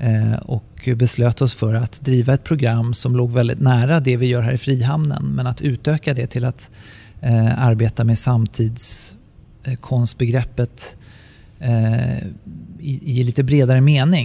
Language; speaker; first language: Swedish; native; Swedish